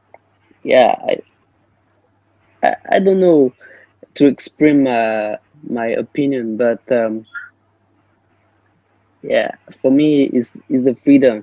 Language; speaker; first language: English; non-native, learner; French